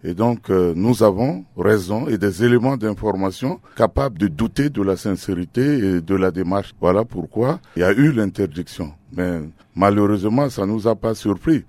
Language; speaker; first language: French; non-native, local second language; Sango